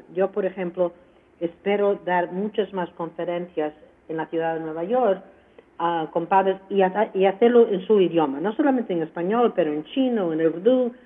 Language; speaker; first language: Spanish; early bilingual, heritage; Spanish